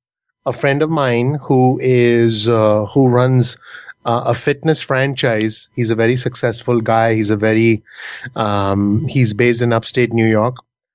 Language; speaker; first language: English; non-native, local second language; Hindi